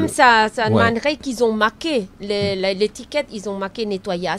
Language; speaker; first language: French; non-native, learner; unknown